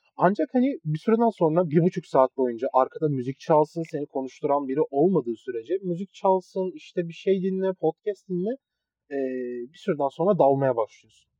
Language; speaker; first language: Turkish; native; Turkish